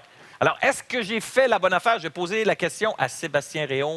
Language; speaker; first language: French; native; French